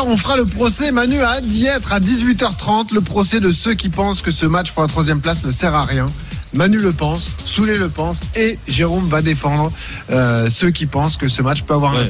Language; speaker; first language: French; native; French